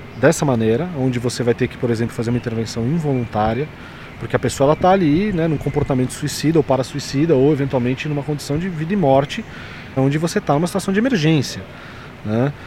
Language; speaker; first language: Portuguese; native; Portuguese